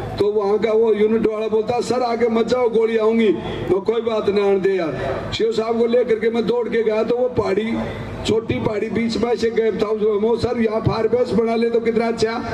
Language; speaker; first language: Hindi; native; Hindi